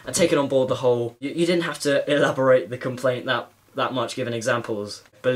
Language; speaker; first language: English; native; English